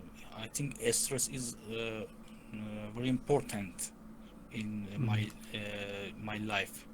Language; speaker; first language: English; non-native, learner; Persian